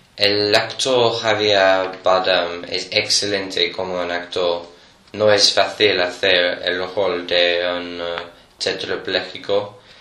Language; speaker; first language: Spanish; non-native, learner; English